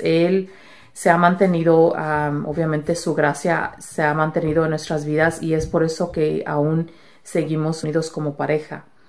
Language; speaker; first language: Spanish; early bilingual, heritage; Spanish